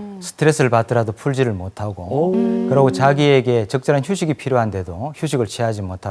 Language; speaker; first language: Korean; native; Korean